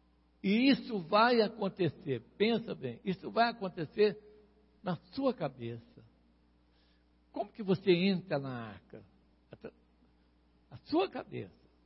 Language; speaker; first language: Portuguese; native; Portuguese